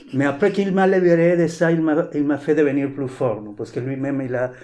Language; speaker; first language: French; non-native, learner; Spanish